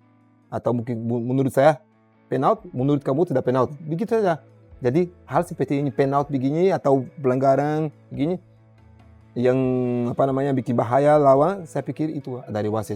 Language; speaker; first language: Indonesian; non-native, fluent; Portuguese